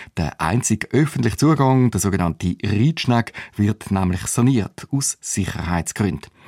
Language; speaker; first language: German; native; German